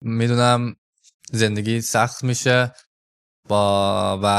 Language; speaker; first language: Persian; early bilingual, heritage; English